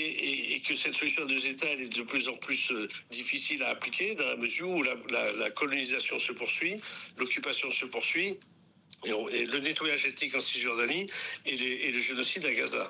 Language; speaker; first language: French; native; French